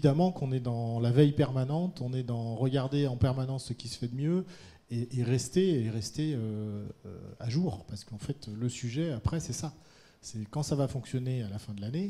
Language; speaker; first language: French; native; French